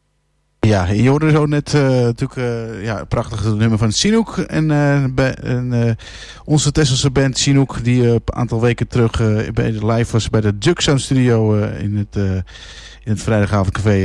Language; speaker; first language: Dutch; native; Dutch